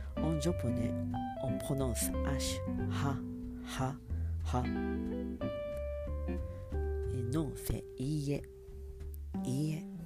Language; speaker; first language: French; non-native, fluent; Japanese